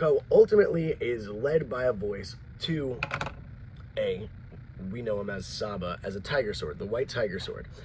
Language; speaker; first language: English; native; English